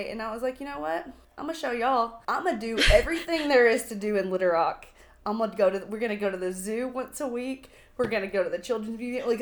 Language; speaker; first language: English; native; English